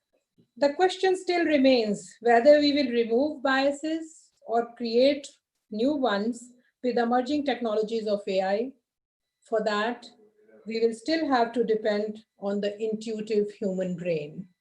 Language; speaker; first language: English; non-native, local second language; Hindi